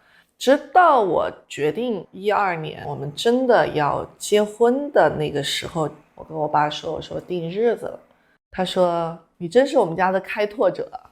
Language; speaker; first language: Chinese; native; Chinese